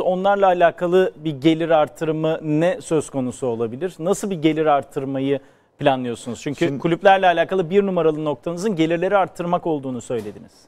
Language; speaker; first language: Turkish; native; Turkish